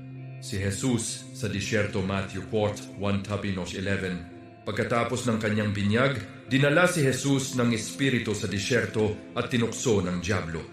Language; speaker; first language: Filipino; native; Filipino